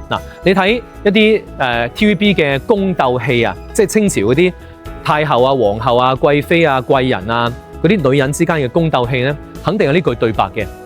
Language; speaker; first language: Cantonese; native; Cantonese